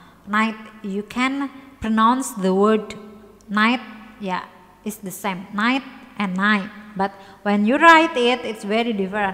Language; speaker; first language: English; non-native, learner; Indonesian